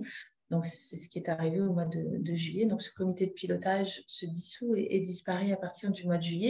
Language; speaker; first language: French; native; French